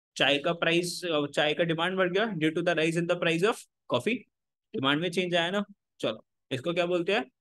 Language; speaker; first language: Hindi; native; Hindi